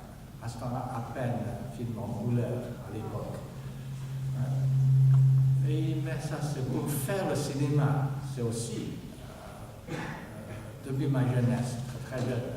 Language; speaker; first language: French; non-native, fluent; Chinese